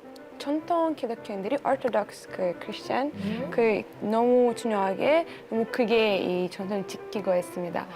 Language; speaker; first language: Korean; non-native, learner; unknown